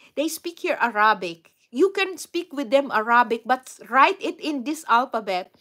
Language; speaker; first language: English; non-native, local second language; Filipino